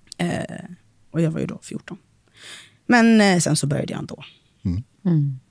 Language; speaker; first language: Swedish; native; Swedish